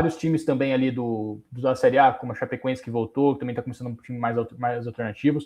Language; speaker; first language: Portuguese; native; Portuguese